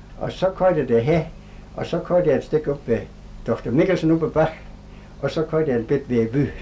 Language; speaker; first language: Danish; native; Danish